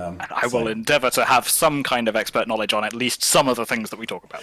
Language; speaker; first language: English; native; English